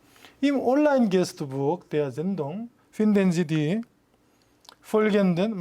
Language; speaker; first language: German; non-native, fluent; Korean